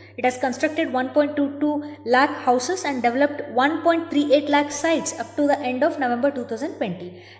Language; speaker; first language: English; non-native, local second language; Kannada